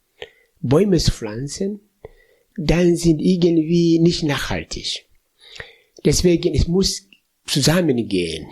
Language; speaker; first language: German; non-native, fluent; Swahili